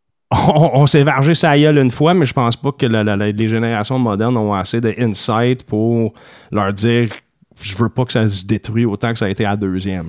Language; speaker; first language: French; native; French